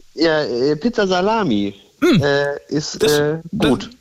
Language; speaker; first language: German; native; German